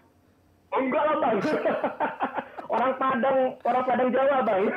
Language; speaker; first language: Indonesian; native; Indonesian